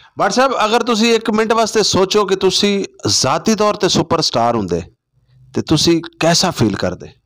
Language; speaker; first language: Punjabi; non-native, local second language; Saraiki